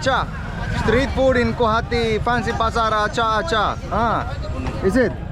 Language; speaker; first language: English; non-native, fluent; Finnish